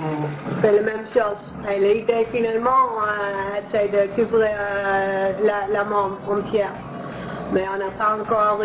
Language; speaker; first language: French; non-native, learner; English